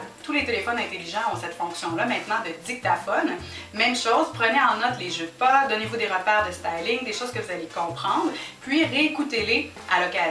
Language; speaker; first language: French; native; French